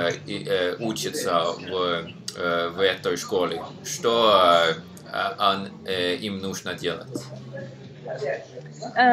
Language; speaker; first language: Russian; non-native, learner; Norwegian